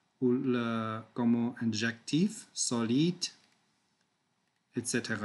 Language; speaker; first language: French; non-native, learner; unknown